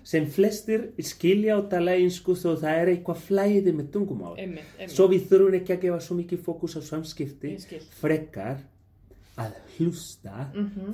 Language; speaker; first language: Icelandic; non-native, fluent; Spanish